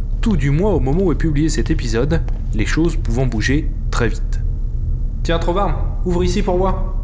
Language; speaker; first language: French; native; French